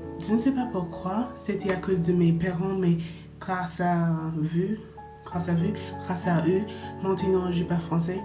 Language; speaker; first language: French; non-native, learner; English